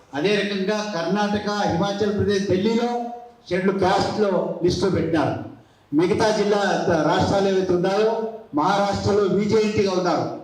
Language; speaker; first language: Telugu; non-native, local second language; Lambadi